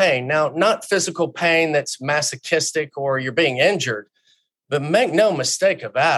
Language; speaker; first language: English; native; English